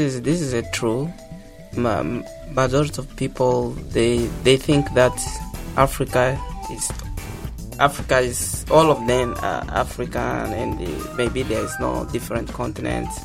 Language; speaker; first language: English; non-native, local second language; Portuguese